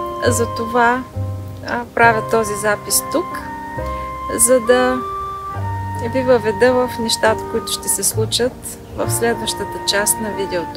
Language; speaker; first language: Bulgarian; native; Bulgarian